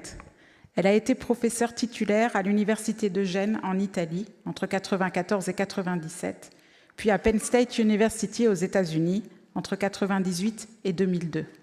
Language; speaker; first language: French; native; French